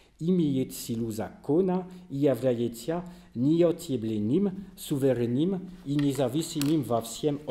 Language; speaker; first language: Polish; non-native, learner; French